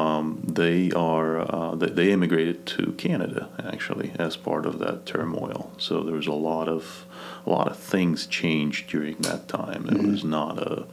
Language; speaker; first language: English; non-native, fluent; Kazakh